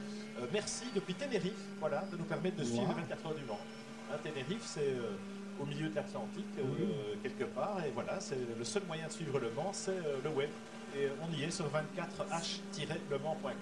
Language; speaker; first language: French; native; French